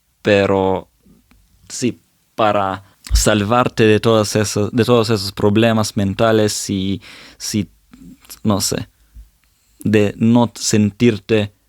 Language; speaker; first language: Spanish; non-native, fluent; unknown